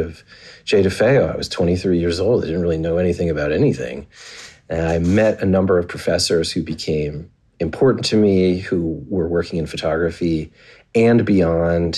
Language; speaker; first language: English; native; English